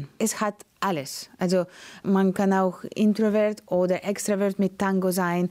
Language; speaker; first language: German; non-native, learner; Latvian